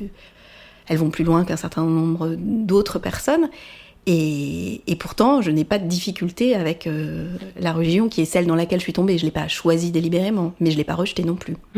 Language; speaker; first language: French; native; French